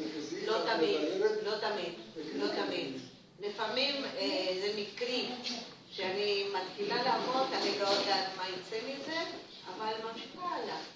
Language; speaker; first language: Hebrew; non-native, fluent; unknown